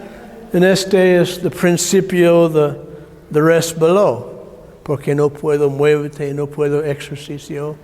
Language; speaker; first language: Spanish; non-native, learner; English